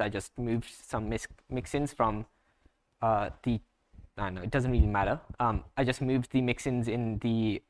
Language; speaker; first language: English; native; English